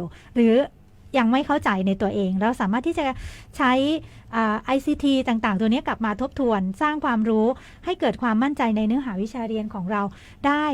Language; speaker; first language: Thai; native; Thai